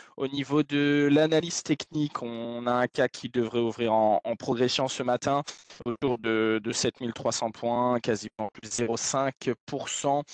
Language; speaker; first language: French; native; French